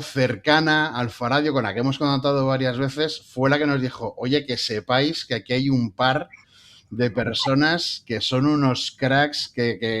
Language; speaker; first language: Spanish; native; Spanish